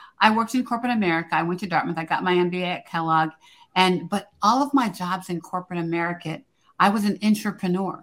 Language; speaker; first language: English; native; English